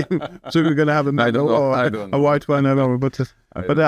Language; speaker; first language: English; non-native, fluent; Norwegian